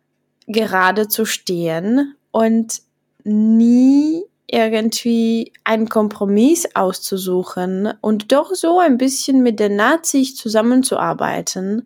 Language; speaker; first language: German; non-native, fluent; Czech